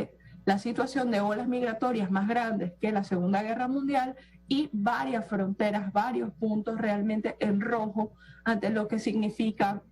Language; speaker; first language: Spanish; native; Spanish